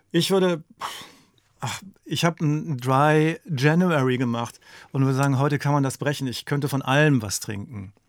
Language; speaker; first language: German; native; German